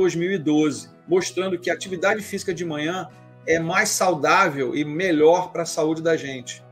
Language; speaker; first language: Portuguese; native; Portuguese